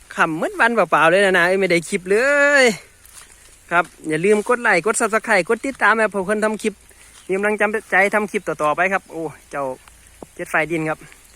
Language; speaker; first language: Thai; native; Thai